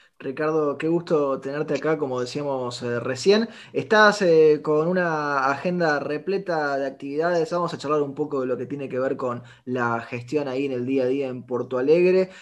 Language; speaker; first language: Spanish; native; Spanish